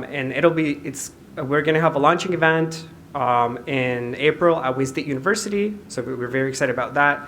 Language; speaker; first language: English; non-native, fluent; Spanish